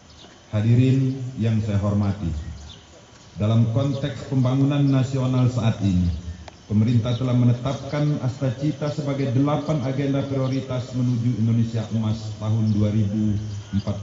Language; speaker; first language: Indonesian; native; Indonesian